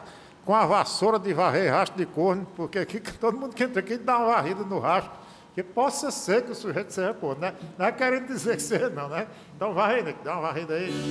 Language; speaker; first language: Portuguese; native; Portuguese